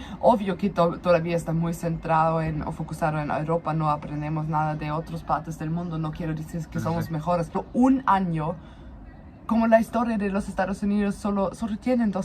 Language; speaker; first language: Spanish; non-native, fluent; German